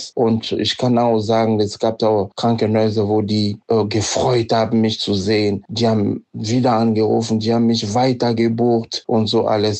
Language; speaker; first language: German; non-native, fluent; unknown